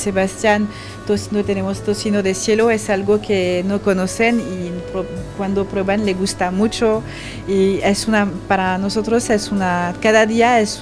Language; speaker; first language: Spanish; non-native, learner; French